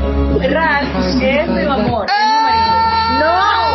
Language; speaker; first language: Spanish; non-native, learner; Portuguese